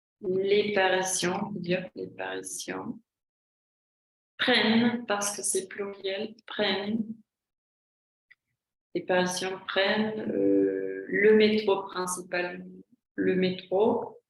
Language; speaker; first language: French; non-native, fluent; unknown